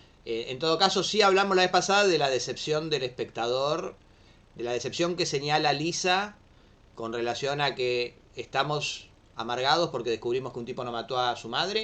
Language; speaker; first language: Spanish; native; Spanish